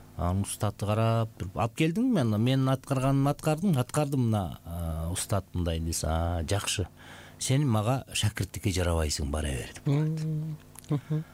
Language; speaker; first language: Kyrgyz; native; Kyrgyz